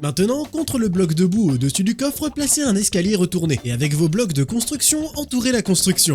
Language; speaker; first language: French; native; French